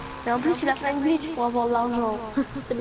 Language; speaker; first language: French; native; French